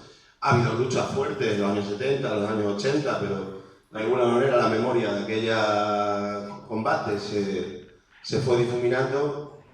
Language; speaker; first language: Spanish; native; Spanish